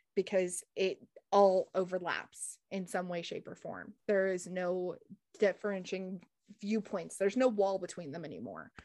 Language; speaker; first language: English; native; English